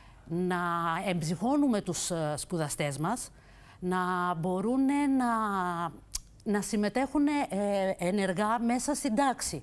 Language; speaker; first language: Greek; native; Greek